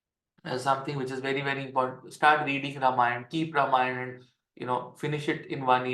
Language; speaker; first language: English; non-native, local second language; Hindi